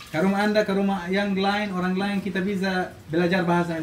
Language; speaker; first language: Indonesian; non-native, learner; Arabic